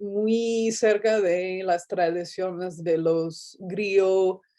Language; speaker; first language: Spanish; non-native, fluent; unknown